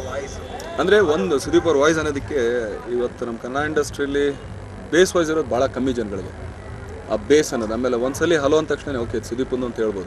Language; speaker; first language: Kannada; native; Kannada